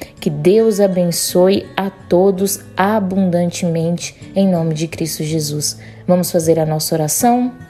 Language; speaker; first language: Portuguese; native; Portuguese